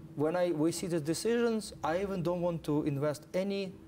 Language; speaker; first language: English; non-native, fluent; Ukrainian